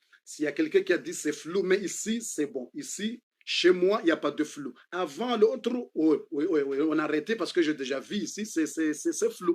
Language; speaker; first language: French; non-native, learner; Comorian